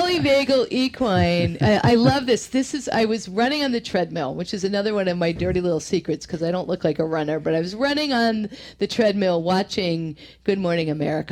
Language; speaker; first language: English; native; English